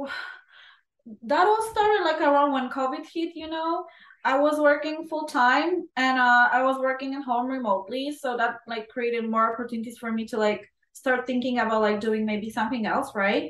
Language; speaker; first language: English; non-native, fluent; Italian